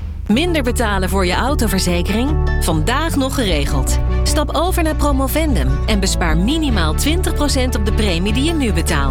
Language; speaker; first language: Dutch; native; Dutch